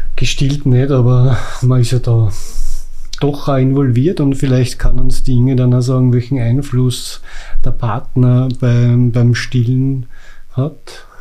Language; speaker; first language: German; native; German